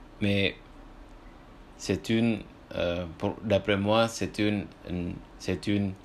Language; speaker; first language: French; non-native, learner; Indonesian